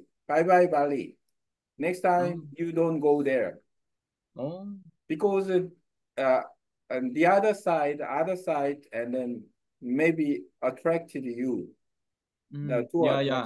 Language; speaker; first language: English; non-native, learner; Korean